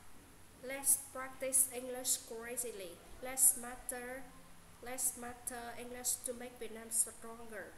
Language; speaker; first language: English; non-native, learner; Vietnamese